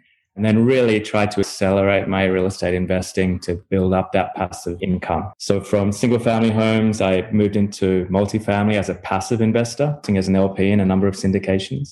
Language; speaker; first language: English; native; English